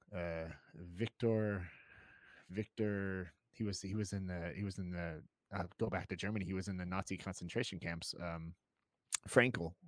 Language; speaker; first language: English; native; English